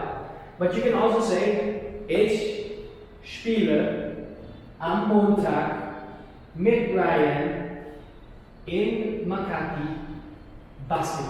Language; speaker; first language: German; non-native, learner; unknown